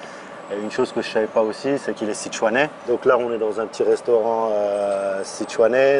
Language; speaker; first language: French; early bilingual, other home language; Arabic